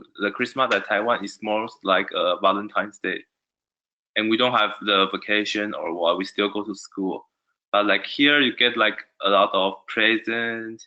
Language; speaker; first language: English; non-native, learner; Chinese